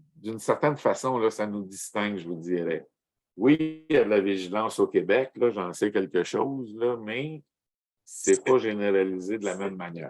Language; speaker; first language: French; native; French